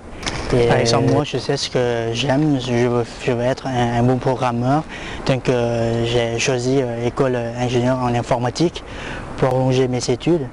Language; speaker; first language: French; non-native, fluent; Lao